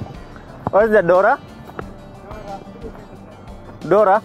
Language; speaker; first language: English; non-native, learner; Indonesian